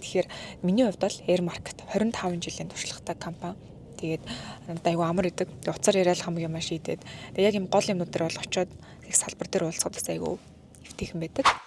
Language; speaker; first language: Mongolian; native; Mongolian